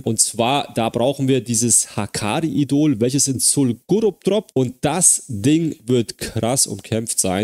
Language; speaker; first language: German; native; German